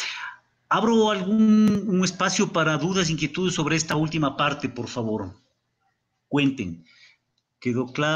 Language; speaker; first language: Spanish; native; Spanish